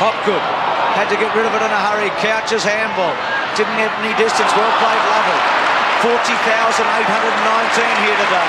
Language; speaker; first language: English; native; English